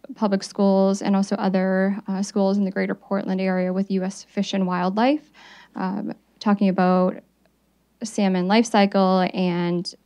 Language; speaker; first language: English; native; English